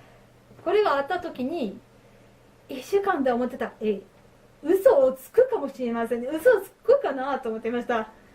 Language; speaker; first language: Japanese; non-native, learner; French